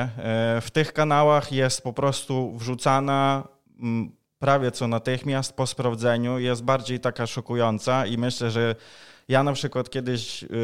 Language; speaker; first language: Polish; non-native, fluent; Ukrainian